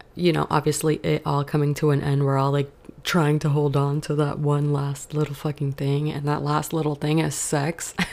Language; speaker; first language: English; early bilingual, other home language; Spanish